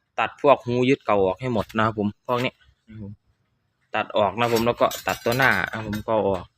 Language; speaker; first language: Thai; native; Thai